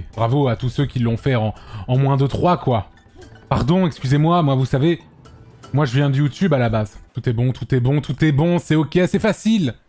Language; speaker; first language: French; native; French